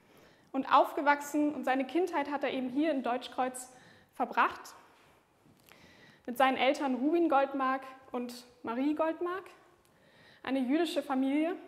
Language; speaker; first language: German; native; German